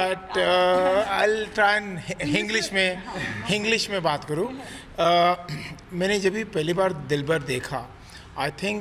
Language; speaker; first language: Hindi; native; Hindi